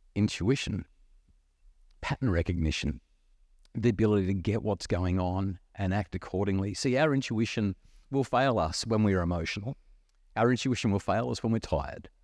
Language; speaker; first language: English; native; English